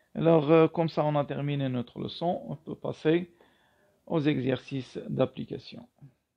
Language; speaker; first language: French; non-native, local second language; Arabic